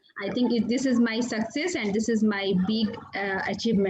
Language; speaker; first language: English; non-native, learner; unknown